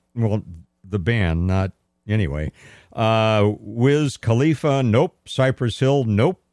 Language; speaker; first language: English; native; English